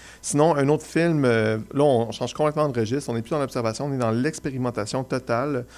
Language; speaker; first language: French; native; French